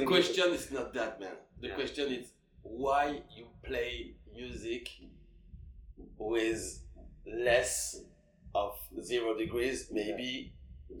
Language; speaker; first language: English; non-native, learner; French